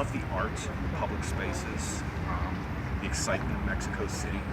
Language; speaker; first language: English; native; English